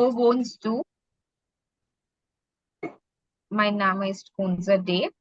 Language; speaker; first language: German; non-native, learner; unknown